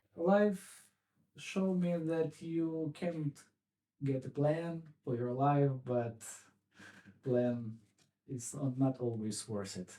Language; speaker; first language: English; non-native, fluent; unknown